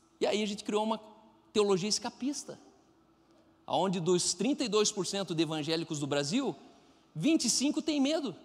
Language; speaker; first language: Portuguese; non-native, fluent; German